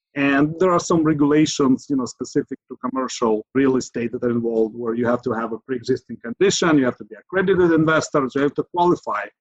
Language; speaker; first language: English; non-native, fluent; Ukrainian